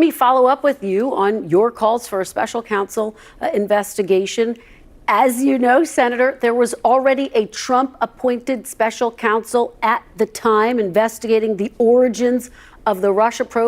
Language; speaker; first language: English; native; English